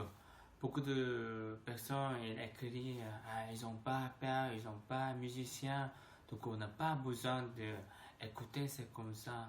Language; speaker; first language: French; non-native, learner; Korean